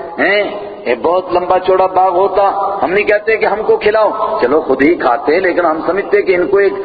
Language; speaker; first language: Urdu; non-native, local second language; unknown